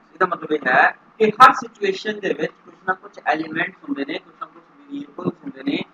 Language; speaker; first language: Hindi; non-native, local second language; Punjabi